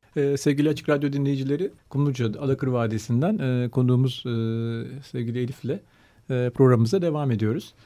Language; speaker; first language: Turkish; native; Turkish